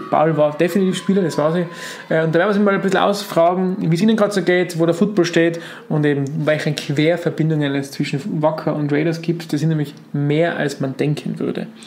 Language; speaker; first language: German; native; German